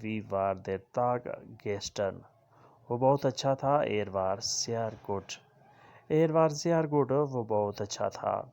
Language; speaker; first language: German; non-native, fluent; Urdu